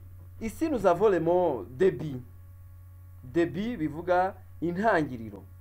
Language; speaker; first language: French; non-native, local second language; Kinyarwanda